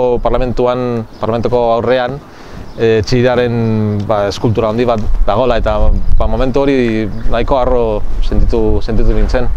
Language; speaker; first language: Basque; non-native, local second language; Spanish